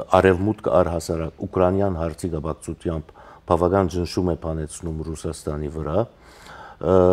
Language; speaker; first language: Armenian; native; Armenian